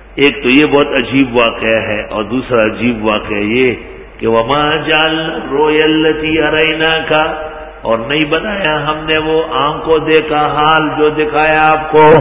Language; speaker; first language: Urdu; non-native, local second language; Pashto